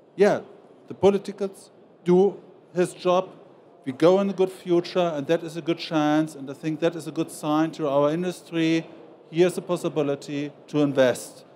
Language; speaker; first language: English; non-native, fluent; German